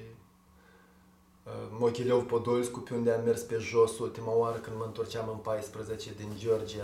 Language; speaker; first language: Romanian; native; Romanian